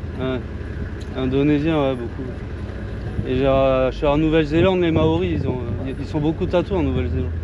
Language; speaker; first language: French; native; French